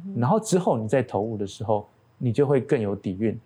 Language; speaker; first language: Chinese; native; Chinese